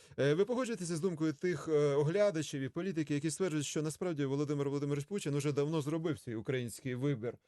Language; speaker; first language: Ukrainian; native; Ukrainian